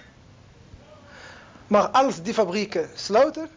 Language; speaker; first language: Dutch; non-native, learner; Arabic